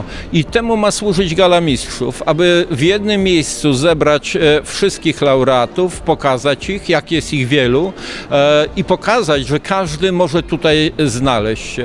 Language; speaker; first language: Polish; native; Polish